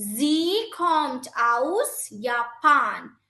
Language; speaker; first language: German; non-native, fluent; Hindi